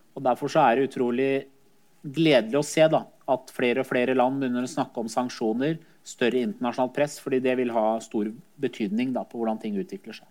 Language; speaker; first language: Norwegian; early bilingual, other home language; Persian